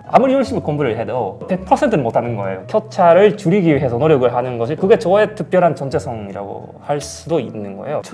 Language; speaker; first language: Korean; early bilingual, heritage; Japanese